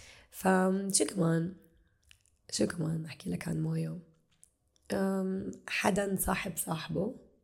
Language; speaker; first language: Arabic; native; Arabic